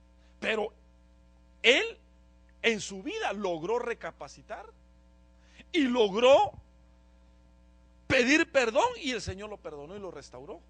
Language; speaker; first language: Spanish; native; Spanish